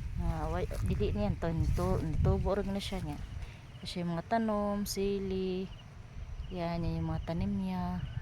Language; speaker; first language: Filipino; non-native, local second language; Cebuano